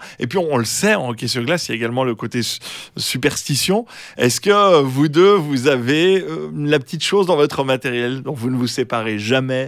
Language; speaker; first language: French; native; French